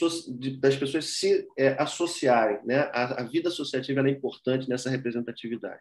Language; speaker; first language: Portuguese; native; Portuguese